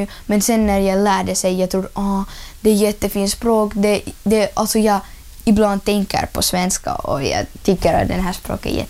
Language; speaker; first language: Swedish; non-native, learner; Ukrainian